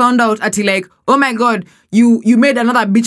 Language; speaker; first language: English; non-native, local second language; Swahili